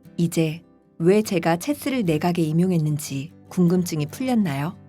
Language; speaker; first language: Korean; native; Korean